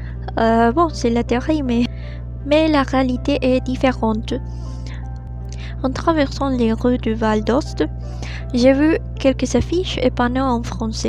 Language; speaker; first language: French; non-native, learner; Spanish